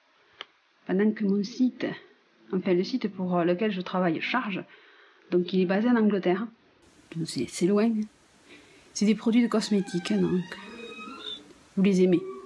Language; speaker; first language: French; native; French